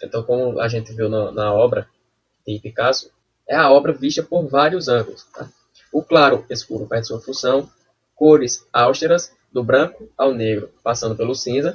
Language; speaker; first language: Portuguese; native; Portuguese